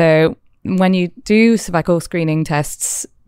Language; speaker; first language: English; native; English